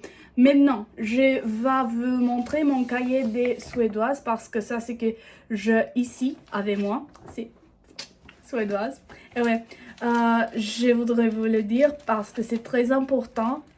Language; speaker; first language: French; non-native, learner; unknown